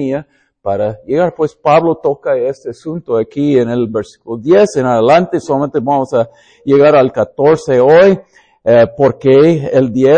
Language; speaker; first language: Spanish; non-native, fluent; English